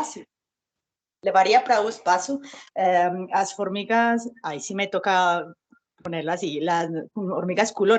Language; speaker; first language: Portuguese; non-native, learner; Spanish